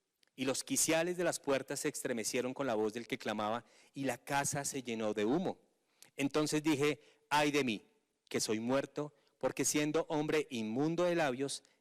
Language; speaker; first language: Spanish; native; Spanish